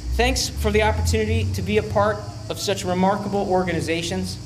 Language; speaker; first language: English; native; English